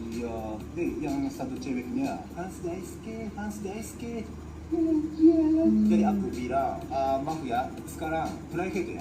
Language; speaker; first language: Indonesian; non-native, learner; Japanese